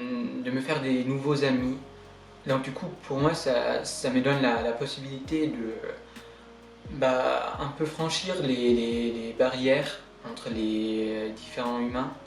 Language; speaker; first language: French; non-native, fluent; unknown